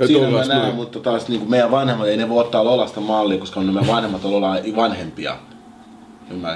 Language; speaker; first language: Finnish; early bilingual, other home language; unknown